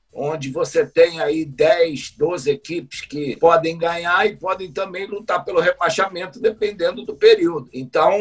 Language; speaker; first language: Portuguese; native; Portuguese